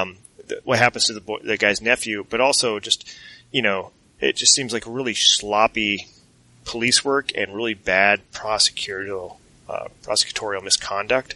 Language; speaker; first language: English; native; English